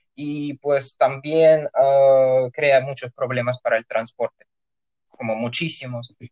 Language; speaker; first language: Spanish; non-native, fluent; Russian